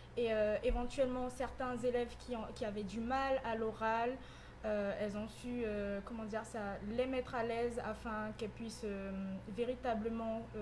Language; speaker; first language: French; native; French